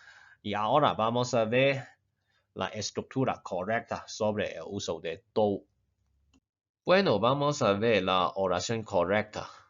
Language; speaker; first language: Spanish; non-native, fluent; Chinese